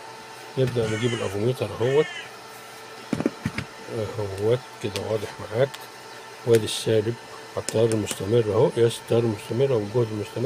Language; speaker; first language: Arabic; native; Arabic